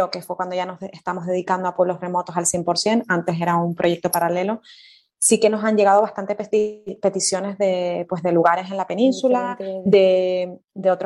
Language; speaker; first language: Spanish; native; Spanish